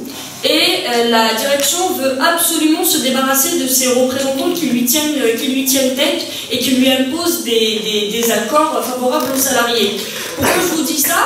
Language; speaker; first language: French; native; French